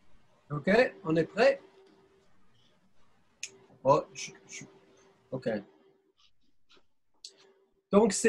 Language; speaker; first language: French; non-native, fluent; English